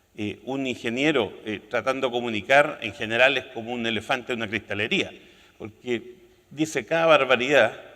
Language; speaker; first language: Spanish; native; Spanish